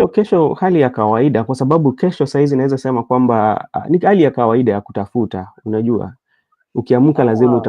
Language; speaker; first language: Swahili; non-native, local second language; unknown